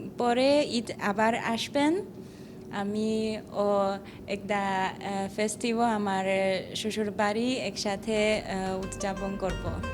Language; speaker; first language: Bangla; non-native, learner; Chinese